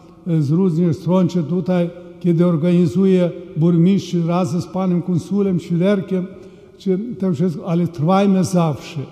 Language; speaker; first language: Polish; early bilingual, heritage; Polish